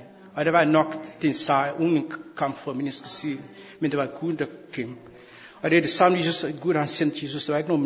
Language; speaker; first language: Danish; non-native, fluent; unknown